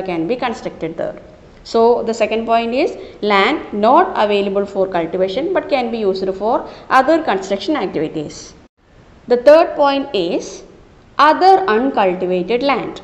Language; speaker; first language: English; non-native, local second language; Malayalam